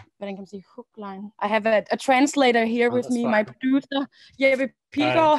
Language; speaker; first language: English; non-native, learner; Danish